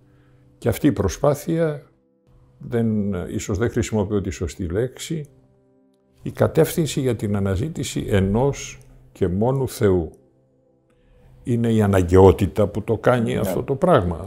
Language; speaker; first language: Greek; native; Greek